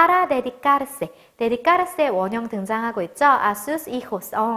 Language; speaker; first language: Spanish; non-native, fluent; Korean